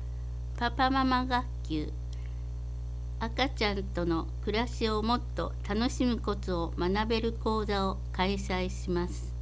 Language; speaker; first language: Japanese; native; Japanese